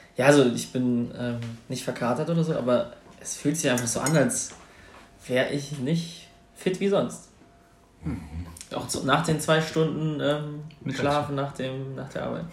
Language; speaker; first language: German; early bilingual, other home language; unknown